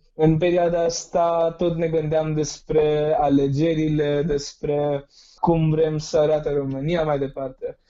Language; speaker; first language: Romanian; non-native, fluent; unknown